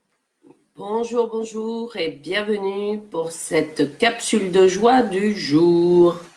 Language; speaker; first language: French; native; French